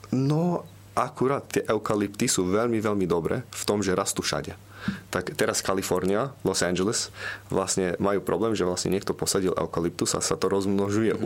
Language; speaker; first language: Slovak; early bilingual, heritage; Slovak